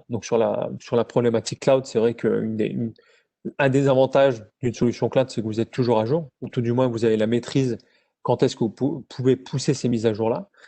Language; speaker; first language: French; native; French